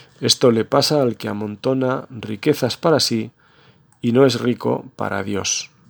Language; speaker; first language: Spanish; native; Spanish